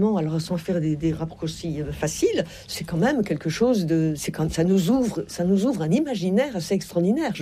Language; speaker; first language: French; native; French